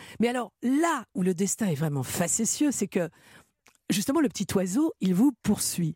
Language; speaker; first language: French; native; French